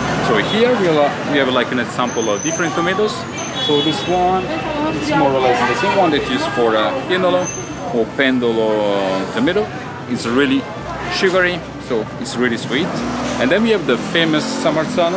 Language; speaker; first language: English; non-native, fluent; Italian